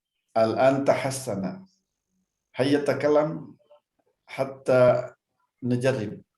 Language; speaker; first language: Arabic; non-native, learner; Indonesian